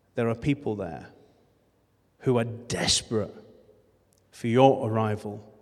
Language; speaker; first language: English; native; English